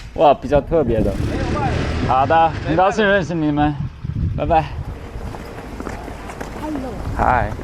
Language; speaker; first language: Chinese; non-native, fluent; English